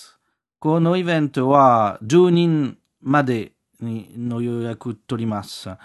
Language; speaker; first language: Japanese; non-native, learner; French